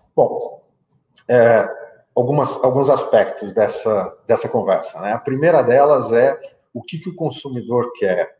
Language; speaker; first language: Portuguese; native; Portuguese